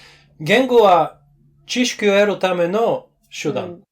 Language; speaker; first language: Japanese; non-native, learner; English